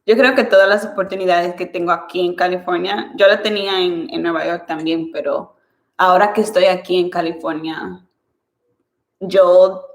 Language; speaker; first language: Spanish; early bilingual, other home language; English